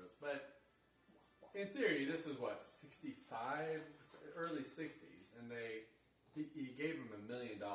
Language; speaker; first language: English; native; English